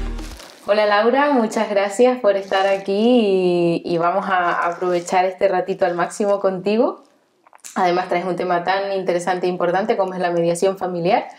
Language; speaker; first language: Spanish; native; Spanish